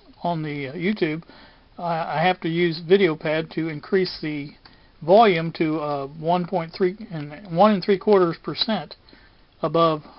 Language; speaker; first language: English; native; English